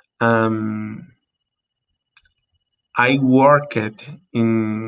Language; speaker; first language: English; non-native, learner; Spanish